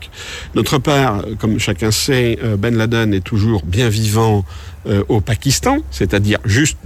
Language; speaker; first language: French; native; French